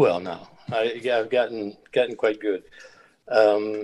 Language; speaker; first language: English; native; English